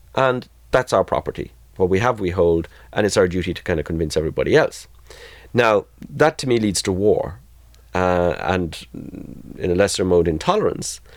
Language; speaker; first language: English; native; English